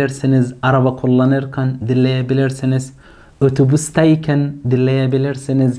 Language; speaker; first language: Turkish; non-native, fluent; Arabic